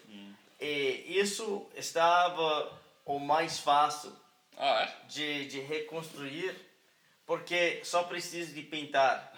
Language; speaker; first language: Portuguese; non-native, learner; English